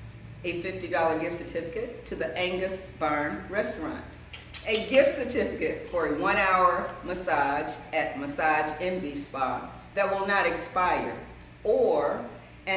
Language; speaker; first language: English; native; English